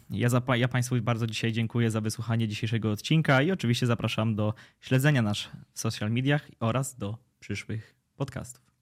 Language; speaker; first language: Polish; native; Polish